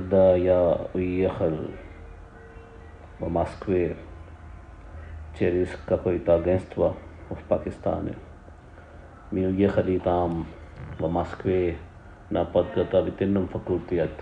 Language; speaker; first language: Russian; non-native, learner; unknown